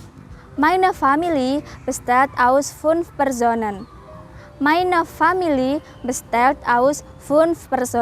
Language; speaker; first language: German; non-native, learner; Indonesian